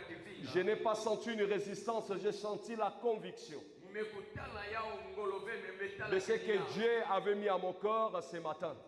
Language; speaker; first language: French; non-native, local second language; Lingala